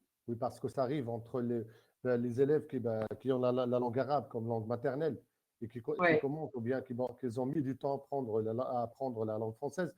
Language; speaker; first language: French; non-native, local second language; Arabic